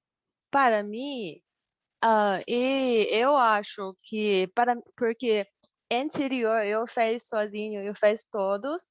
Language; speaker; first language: Portuguese; non-native, learner; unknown